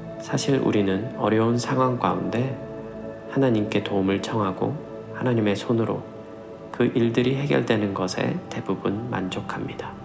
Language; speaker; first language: Korean; native; Korean